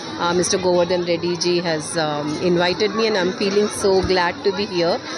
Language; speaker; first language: English; non-native, local second language; Telugu